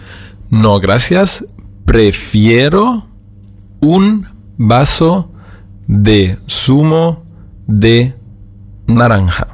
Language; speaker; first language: Spanish; non-native, fluent; German